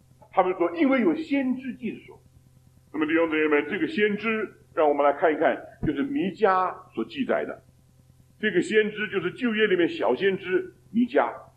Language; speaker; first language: Chinese; native; Chinese